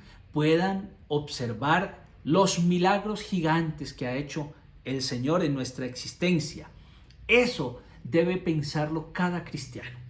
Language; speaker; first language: Spanish; native; Spanish